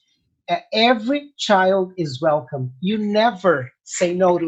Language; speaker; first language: English; non-native, fluent; Portuguese